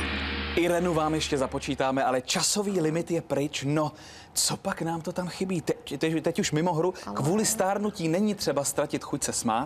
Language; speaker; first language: Czech; native; Czech